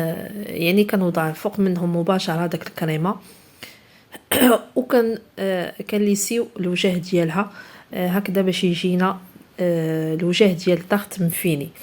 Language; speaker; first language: Arabic; native; Arabic